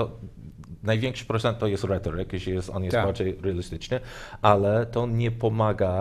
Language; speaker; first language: Polish; non-native, learner; English